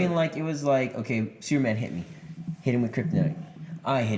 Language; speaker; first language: English; native; English